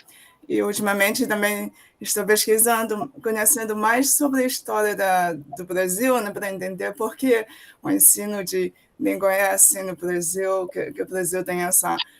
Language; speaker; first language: Portuguese; non-native, fluent; Chinese